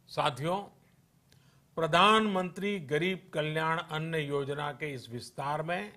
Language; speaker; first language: Hindi; non-native, local second language; Gujarati